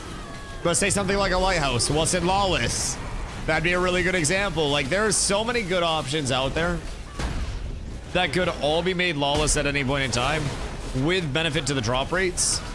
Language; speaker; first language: English; native; English